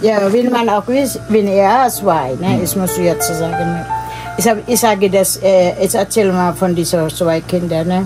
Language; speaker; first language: German; non-native, learner; Filipino